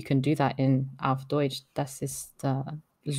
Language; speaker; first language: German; non-native, learner; French